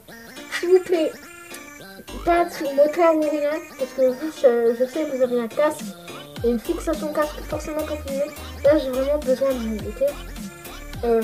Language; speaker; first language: French; native; French